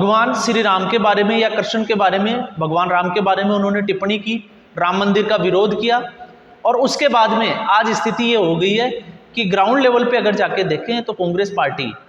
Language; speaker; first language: Hindi; native; Hindi